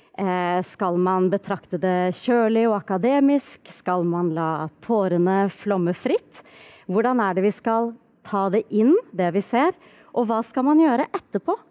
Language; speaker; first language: Norwegian; native; Norwegian